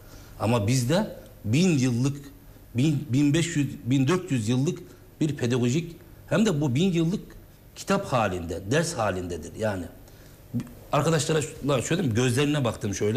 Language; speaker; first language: Turkish; native; Turkish